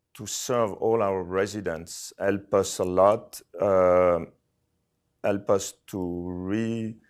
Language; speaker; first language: English; non-native, fluent; French